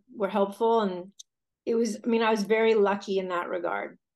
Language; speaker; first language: English; native; English